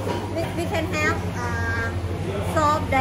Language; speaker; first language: English; non-native, learner; Thai